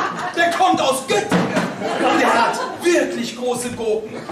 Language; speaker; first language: German; native; German